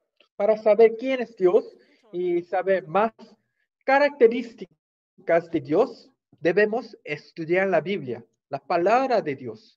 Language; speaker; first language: Spanish; non-native, fluent; Korean